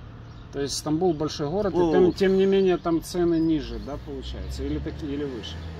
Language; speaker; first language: Russian; native; Russian